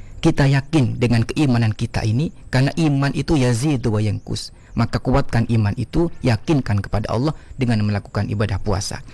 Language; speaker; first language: Indonesian; non-native, local second language; Madurese